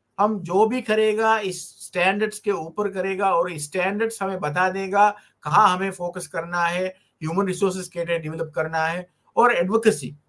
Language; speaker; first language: Hindi; non-native, fluent; Divehi